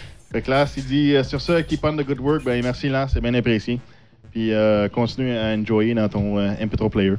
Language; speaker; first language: French; native; French